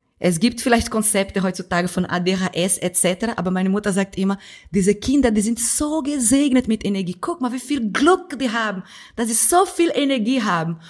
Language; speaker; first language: German; non-native, fluent; Portuguese